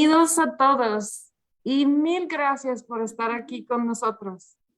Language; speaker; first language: Spanish; early bilingual, heritage; English